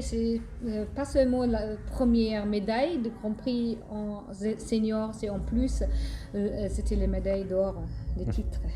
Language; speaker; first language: French; non-native, fluent; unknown